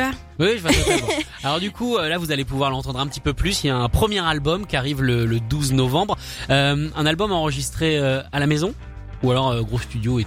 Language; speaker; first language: French; native; French